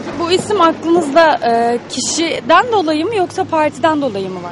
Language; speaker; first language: Turkish; native; Turkish